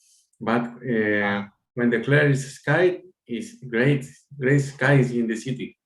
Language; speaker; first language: English; non-native, learner; Spanish